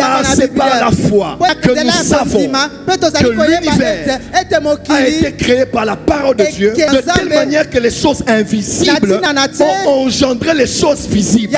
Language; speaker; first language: French; non-native, local second language; Lingala